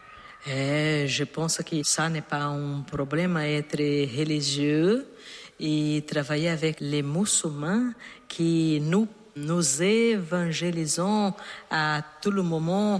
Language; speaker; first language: French; non-native, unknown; Portuguese